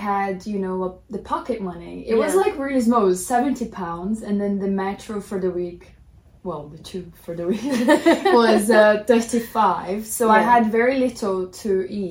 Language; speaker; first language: English; non-native, fluent; Portuguese